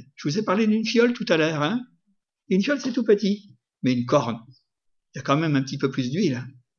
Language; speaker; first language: French; native; French